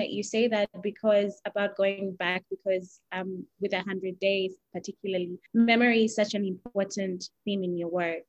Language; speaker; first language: English; non-native, local second language; Ganda